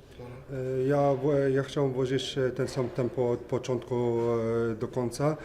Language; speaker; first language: Polish; non-native, learner; French